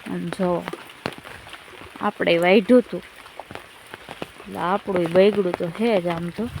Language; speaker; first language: Gujarati; native; Gujarati